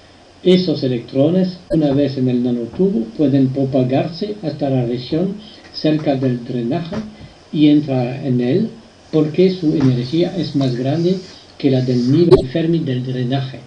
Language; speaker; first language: Spanish; non-native, fluent; French